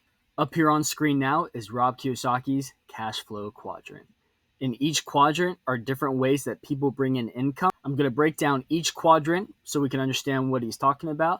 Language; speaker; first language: English; native; English